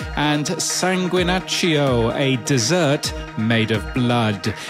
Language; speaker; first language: English; native; English